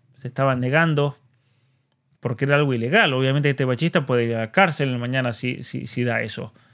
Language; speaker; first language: Spanish; native; Spanish